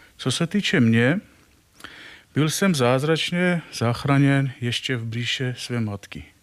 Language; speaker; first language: Czech; non-native, fluent; Armenian